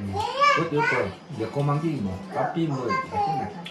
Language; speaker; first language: Korean; native; Korean